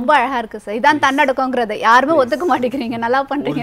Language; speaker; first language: Tamil; native; Tamil